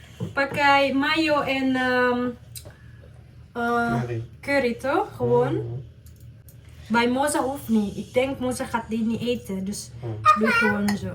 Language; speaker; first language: Dutch; non-native, learner; Indonesian